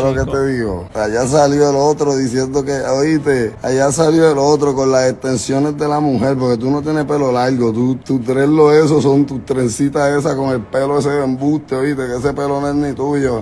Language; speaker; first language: Spanish; native; Spanish